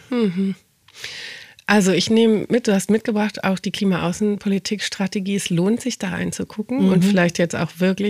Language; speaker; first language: German; native; German